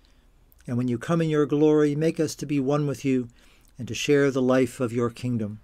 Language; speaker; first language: English; native; English